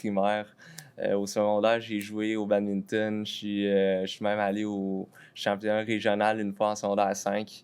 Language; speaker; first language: French; native; French